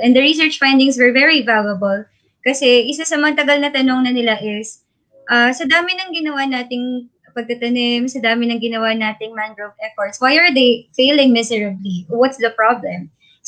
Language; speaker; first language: English; non-native, local second language; Filipino